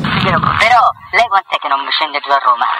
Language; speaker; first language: Italian; native; Italian